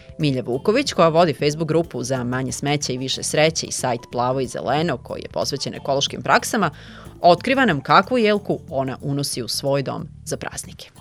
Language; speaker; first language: Serbian; native; Serbian